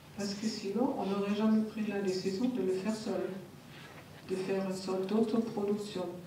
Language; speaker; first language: French; non-native, fluent; German